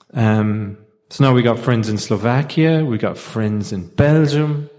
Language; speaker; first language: English; native; English